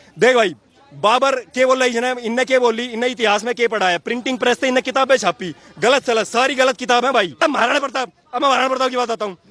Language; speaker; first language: Hindi; native; Hindi